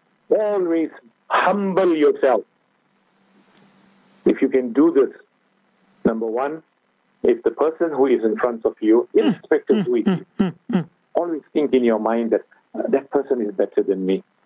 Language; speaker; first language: English; native; English